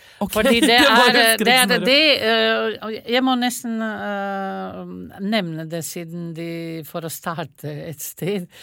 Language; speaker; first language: Norwegian; non-native, fluent; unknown